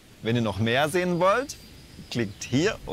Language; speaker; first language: German; native; German